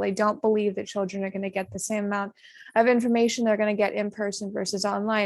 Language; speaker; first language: English; native; English